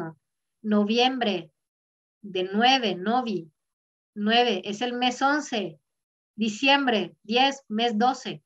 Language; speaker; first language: Spanish; native; Spanish